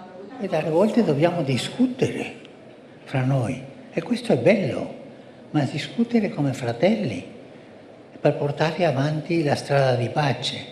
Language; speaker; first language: Italian; non-native, fluent; Spanish